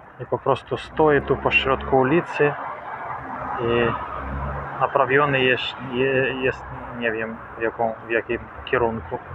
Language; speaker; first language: Polish; non-native, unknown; Ukrainian